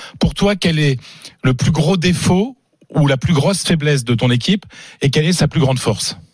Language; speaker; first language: French; native; French